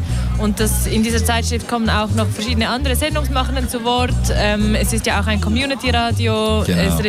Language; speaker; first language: German; native; German